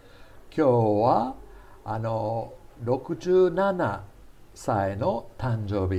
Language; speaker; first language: Japanese; non-native, fluent; English